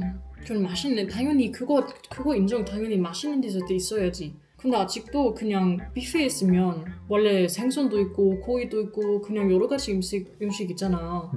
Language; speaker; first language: Korean; non-native, fluent; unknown